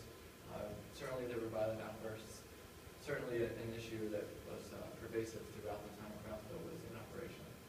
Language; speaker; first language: English; native; English